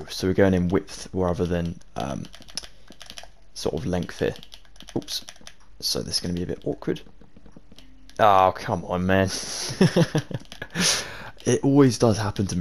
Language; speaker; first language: English; native; English